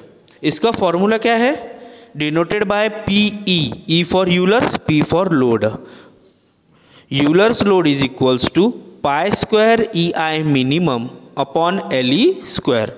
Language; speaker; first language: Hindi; non-native, local second language; Marathi